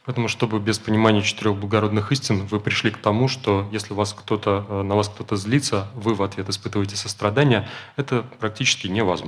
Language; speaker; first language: Russian; native; Russian